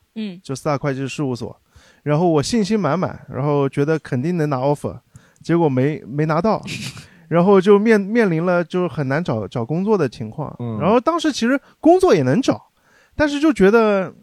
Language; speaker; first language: Chinese; native; Chinese